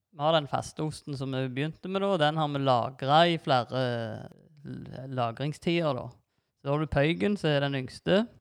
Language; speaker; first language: Norwegian; native; Norwegian